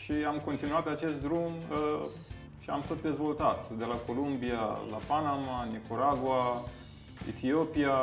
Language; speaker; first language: Romanian; non-native, fluent; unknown